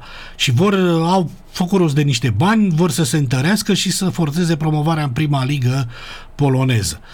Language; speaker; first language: Romanian; native; Romanian